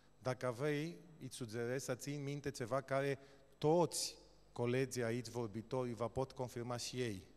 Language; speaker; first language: Romanian; non-native, fluent; Greek